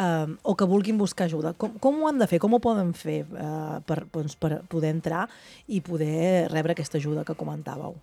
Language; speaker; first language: Catalan; native; Catalan